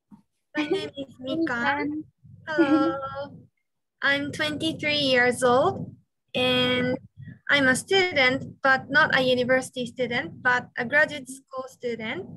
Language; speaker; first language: English; non-native, learner; Japanese